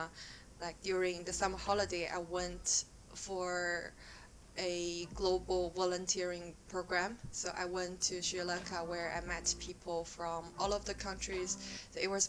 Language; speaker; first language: English; non-native, fluent; Chinese